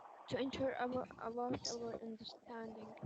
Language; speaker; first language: English; non-native, learner; Arabic